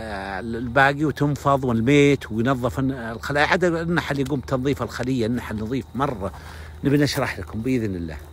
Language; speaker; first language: Arabic; native; Arabic